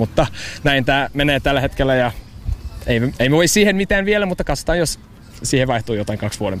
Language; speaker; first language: Finnish; non-native, learner; English